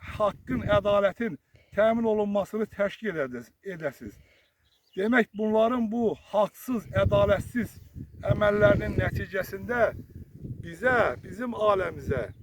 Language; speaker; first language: Azerbaijani; native; Azerbaijani